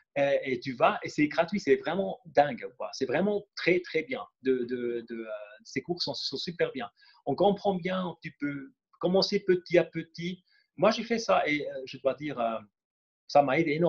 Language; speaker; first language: French; non-native, local second language; German